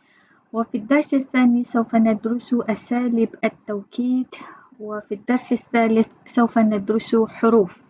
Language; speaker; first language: Arabic; non-native, fluent; Malay